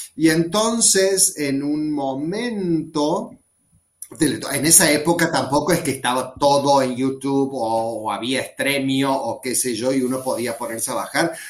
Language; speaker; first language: Spanish; native; Spanish